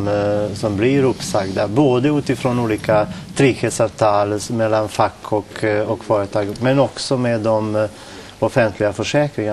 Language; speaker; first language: Swedish; non-native, fluent; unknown